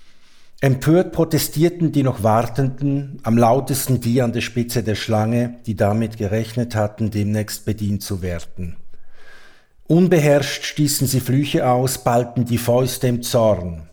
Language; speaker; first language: German; native; German